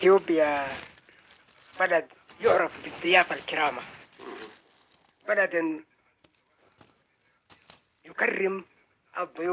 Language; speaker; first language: Arabic; non-native, fluent; Oromo